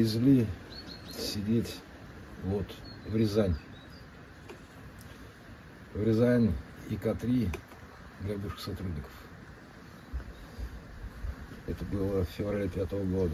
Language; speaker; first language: Russian; native; Russian